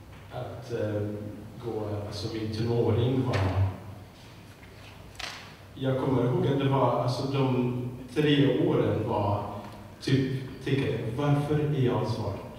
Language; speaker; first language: Swedish; non-native, fluent; Arabic